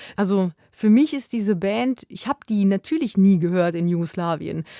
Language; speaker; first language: German; native; German